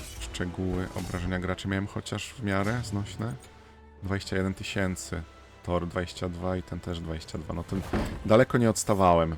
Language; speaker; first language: Polish; native; Polish